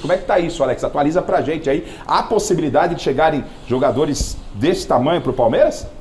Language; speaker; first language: Portuguese; native; Portuguese